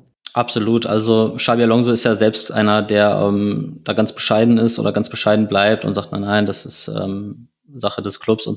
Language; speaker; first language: German; native; German